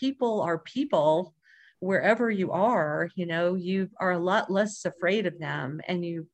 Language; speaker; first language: English; native; English